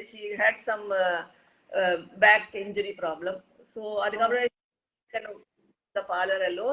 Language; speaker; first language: Tamil; non-native, local second language; Hindi